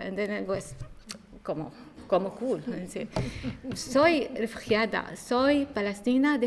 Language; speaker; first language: Spanish; non-native, learner; Arabic